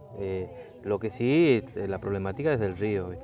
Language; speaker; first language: Spanish; native; Spanish